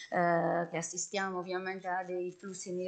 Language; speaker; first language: Italian; native; Italian